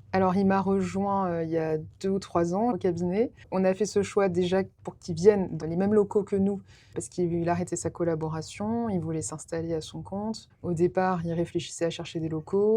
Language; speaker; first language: French; native; French